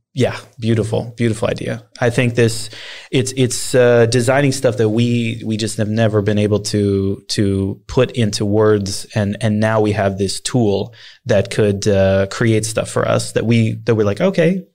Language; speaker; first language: English; early bilingual, other home language; Swedish